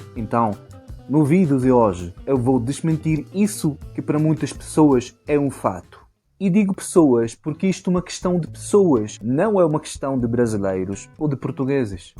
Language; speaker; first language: Portuguese; non-native, fluent; Spanish